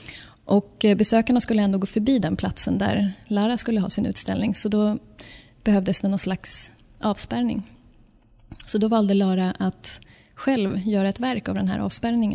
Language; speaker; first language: Swedish; native; Swedish